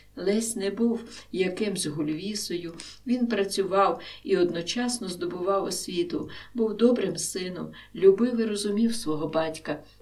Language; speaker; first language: Ukrainian; native; Ukrainian